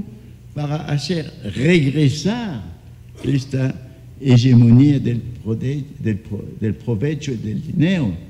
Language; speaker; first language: Spanish; non-native, fluent; French